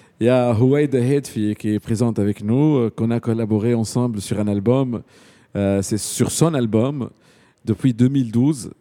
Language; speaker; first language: French; non-native, local second language; Arabic